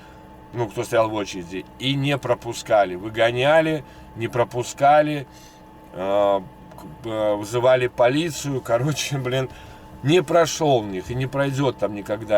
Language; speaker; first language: Russian; native; Russian